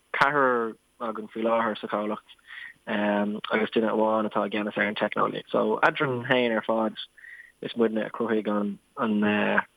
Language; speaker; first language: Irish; non-native, local second language; English